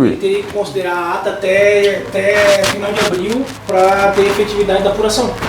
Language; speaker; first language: Portuguese; native; Portuguese